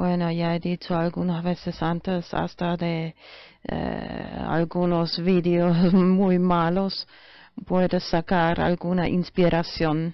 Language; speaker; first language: Spanish; non-native, fluent; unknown